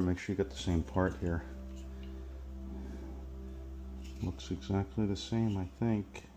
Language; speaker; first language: English; native; English